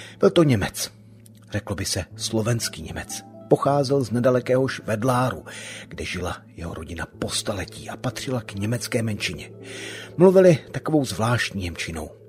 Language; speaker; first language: Czech; native; Czech